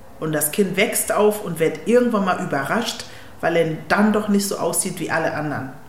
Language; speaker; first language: German; early bilingual, other home language; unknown